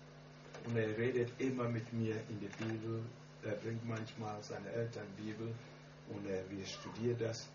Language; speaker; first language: German; non-native, learner; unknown